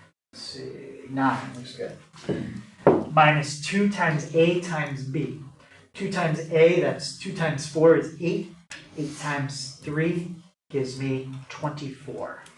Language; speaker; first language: English; native; English